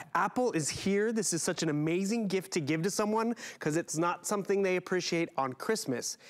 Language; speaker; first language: English; native; English